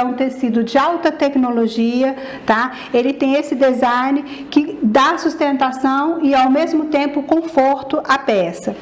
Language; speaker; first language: Portuguese; native; Portuguese